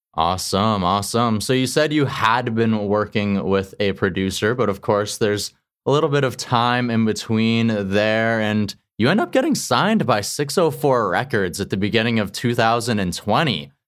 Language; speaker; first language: English; native; English